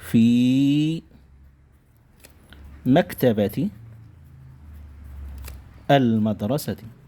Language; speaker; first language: Arabic; non-native, fluent; Indonesian